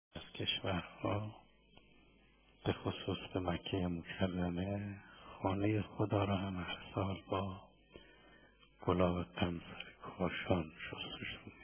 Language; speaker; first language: Persian; native; Persian